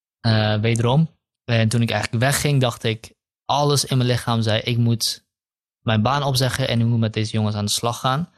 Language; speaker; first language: Dutch; early bilingual, other home language; Kurdish